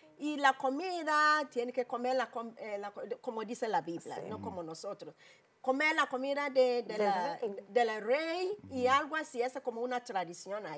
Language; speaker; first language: Spanish; non-native, learner; English